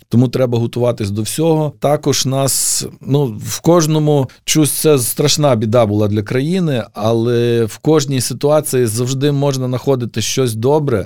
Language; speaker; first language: Ukrainian; native; Ukrainian